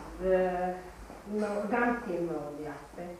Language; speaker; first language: Hebrew; non-native, fluent; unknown